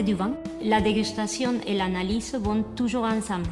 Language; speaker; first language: French; non-native, fluent; Spanish